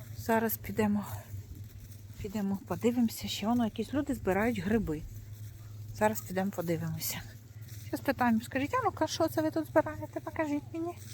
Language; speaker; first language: Ukrainian; native; Ukrainian